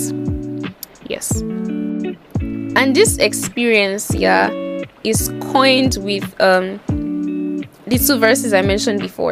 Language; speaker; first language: English; non-native, local second language; Yoruba